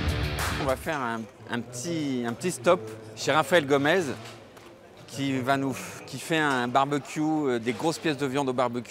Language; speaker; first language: French; native; French